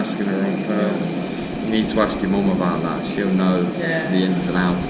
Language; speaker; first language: English; native; English